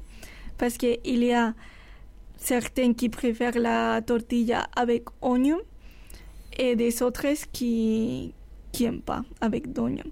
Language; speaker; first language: French; non-native, learner; Spanish